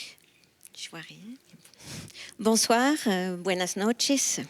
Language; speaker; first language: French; non-native, fluent; Spanish